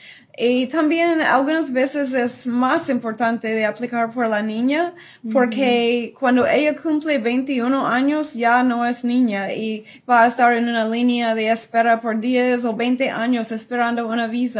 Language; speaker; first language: Spanish; non-native, fluent; English